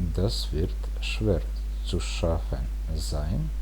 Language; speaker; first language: German; non-native, fluent; Bosnian